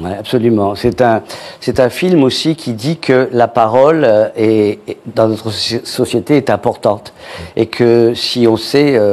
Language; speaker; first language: French; native; French